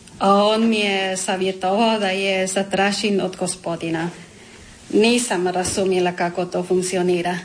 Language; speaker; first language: Croatian; non-native, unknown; Spanish